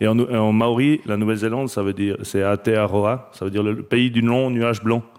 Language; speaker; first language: French; native; French